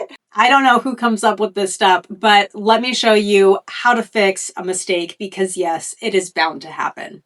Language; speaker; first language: English; native; English